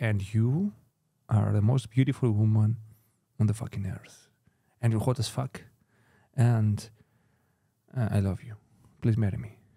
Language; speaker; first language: English; non-native, fluent; Greek